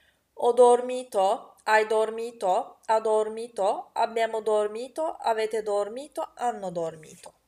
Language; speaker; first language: Italian; non-native, fluent; Turkish